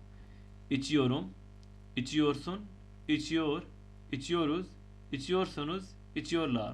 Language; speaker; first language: Turkish; non-native, fluent; Urdu